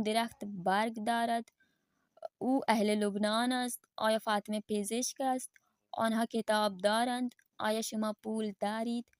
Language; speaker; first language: Persian; non-native, fluent; Urdu